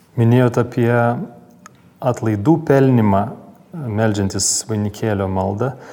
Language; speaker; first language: Lithuanian; native; Lithuanian